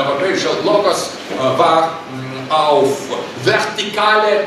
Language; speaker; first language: German; non-native, learner; Russian